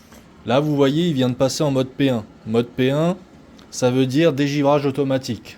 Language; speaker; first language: French; native; French